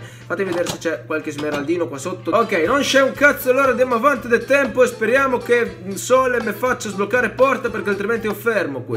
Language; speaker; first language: Italian; native; Italian